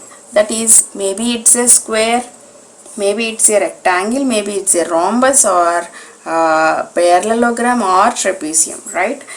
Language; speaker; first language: English; non-native, local second language; Telugu